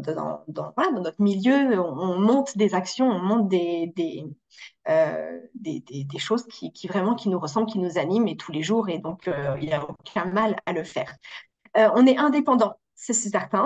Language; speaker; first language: French; native; French